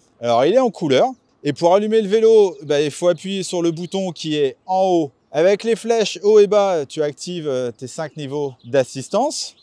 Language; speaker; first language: French; native; French